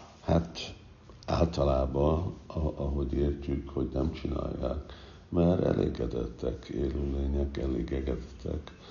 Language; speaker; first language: Hungarian; non-native, fluent; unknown